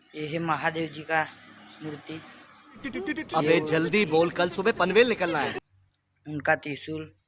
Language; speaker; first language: Hindi; non-native, local second language; Gujarati